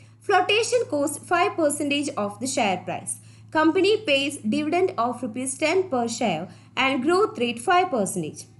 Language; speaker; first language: English; non-native, local second language; Malayalam